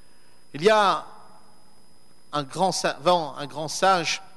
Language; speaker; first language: French; native; French